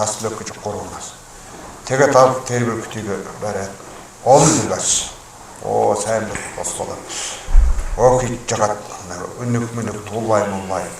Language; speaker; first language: Mongolian; non-native, local second language; Kazakh